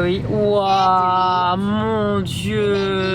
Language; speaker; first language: French; native; French